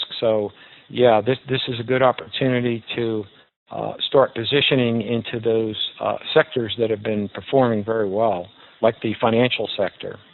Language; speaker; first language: English; native; English